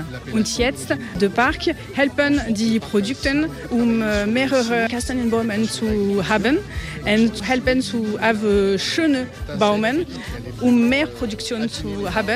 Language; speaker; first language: German; non-native, learner; French